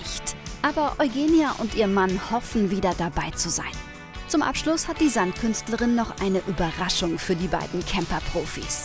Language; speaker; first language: German; native; German